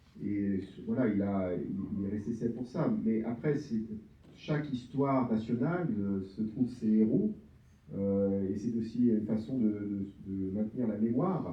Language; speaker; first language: French; native; French